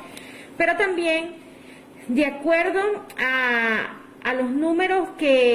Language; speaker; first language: Spanish; native; Spanish